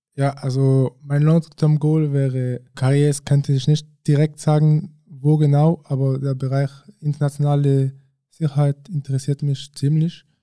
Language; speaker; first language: German; early bilingual, other home language; French